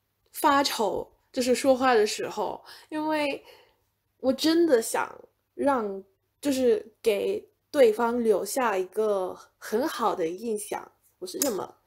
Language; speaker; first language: Chinese; non-native, fluent; English